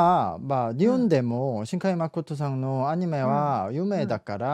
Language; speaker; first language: Japanese; non-native, fluent; Korean